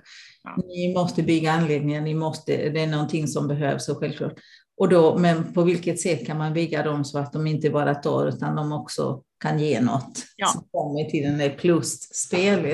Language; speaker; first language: Swedish; non-native, fluent; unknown